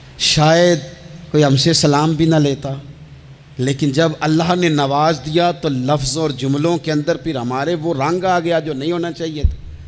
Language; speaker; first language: Urdu; non-native, local second language; Punjabi